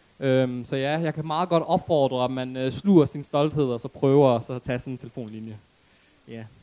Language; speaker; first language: Danish; early bilingual, other home language; Arabic